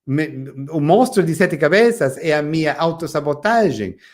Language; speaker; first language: Portuguese; non-native, fluent; English